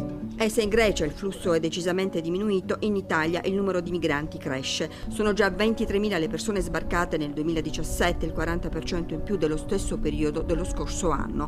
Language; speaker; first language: Italian; native; Italian